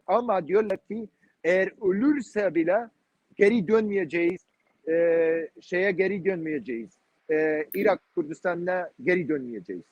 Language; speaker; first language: Turkish; non-native, learner; Kurdish